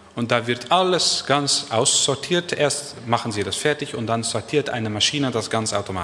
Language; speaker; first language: German; non-native, learner; Dutch